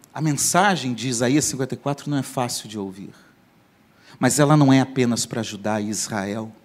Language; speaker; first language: Portuguese; native; Portuguese